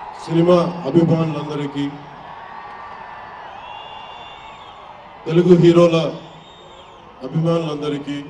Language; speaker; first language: Telugu; native; Telugu